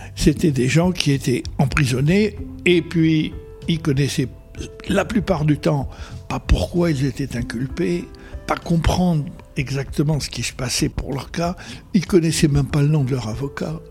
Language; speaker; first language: French; non-native, local second language; Arabic